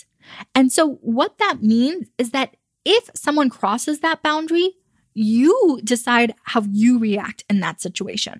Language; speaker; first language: English; native; English